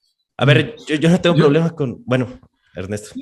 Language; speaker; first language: Spanish; native; Spanish